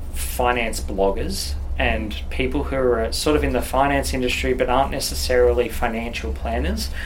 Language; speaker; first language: English; native; English